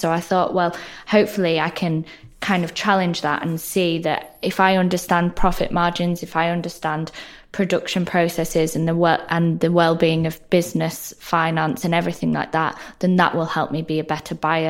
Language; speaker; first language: English; native; English